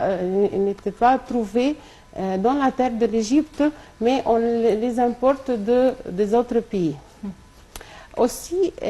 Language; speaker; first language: French; non-native, local second language; Arabic